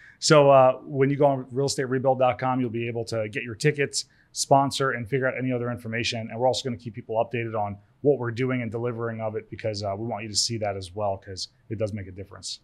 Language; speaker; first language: English; early bilingual, other home language; Turkish